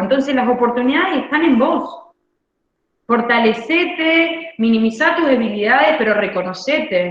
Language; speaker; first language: Spanish; native; Spanish